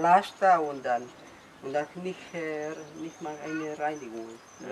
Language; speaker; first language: German; non-native, learner; Spanish